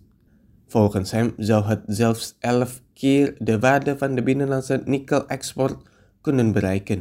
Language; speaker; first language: Dutch; non-native, fluent; Indonesian